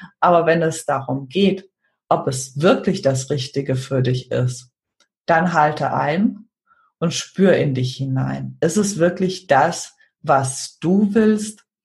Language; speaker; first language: German; native; German